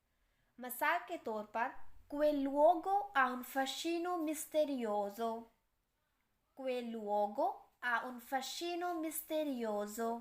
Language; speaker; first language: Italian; non-native, fluent; Urdu